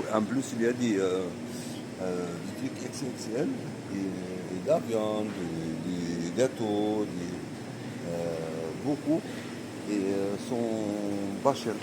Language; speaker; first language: French; non-native, learner; Arabic